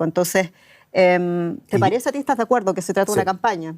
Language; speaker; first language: Spanish; native; Spanish